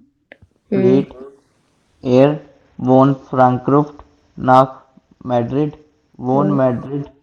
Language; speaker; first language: German; non-native, learner; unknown